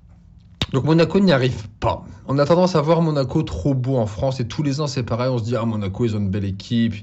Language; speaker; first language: French; native; French